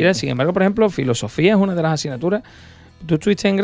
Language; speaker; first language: Spanish; native; Spanish